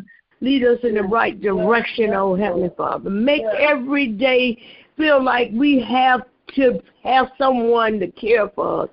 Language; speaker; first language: English; native; English